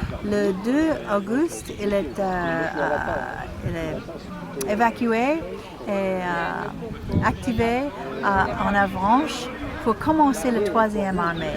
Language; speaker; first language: French; non-native, learner; English